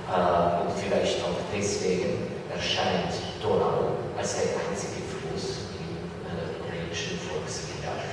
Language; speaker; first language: German; non-native, fluent; Ukrainian